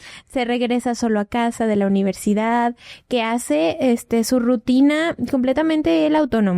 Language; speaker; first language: Spanish; native; Spanish